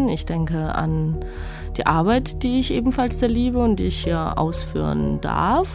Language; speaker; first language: German; non-native, fluent; Georgian